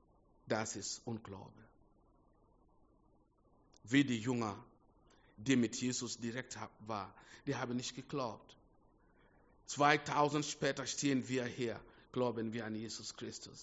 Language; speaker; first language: German; non-native, fluent; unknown